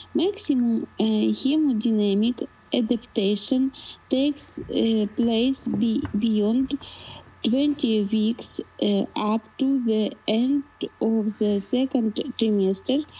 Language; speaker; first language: English; non-native, learner; Russian